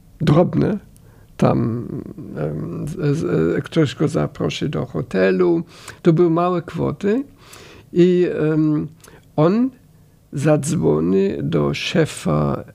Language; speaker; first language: Polish; non-native, fluent; German